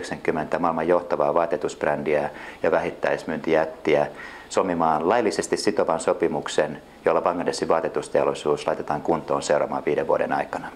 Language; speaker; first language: Finnish; native; Finnish